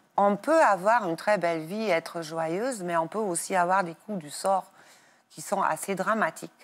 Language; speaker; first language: French; non-native, fluent; German